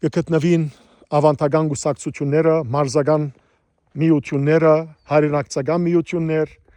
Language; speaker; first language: Armenian; early bilingual, heritage; Armenian